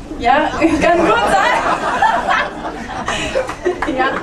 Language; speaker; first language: German; non-native, learner; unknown